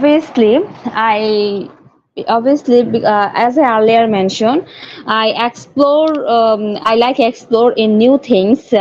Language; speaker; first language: English; non-native, learner; Bangla